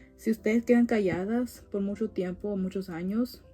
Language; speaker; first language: Spanish; early bilingual, heritage; Spanish